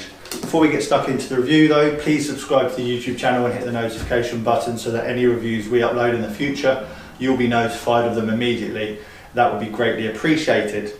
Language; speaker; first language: English; native; English